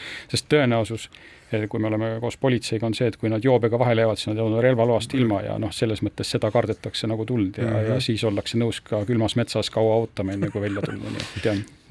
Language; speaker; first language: Estonian; native; Estonian